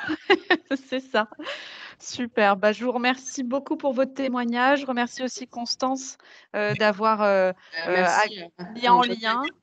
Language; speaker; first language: French; native; French